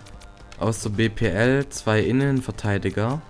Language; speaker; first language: German; native; German